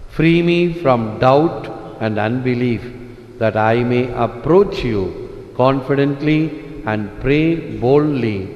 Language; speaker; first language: English; non-native, local second language; Tamil